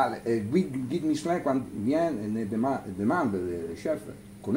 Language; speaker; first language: French; non-native, learner; Italian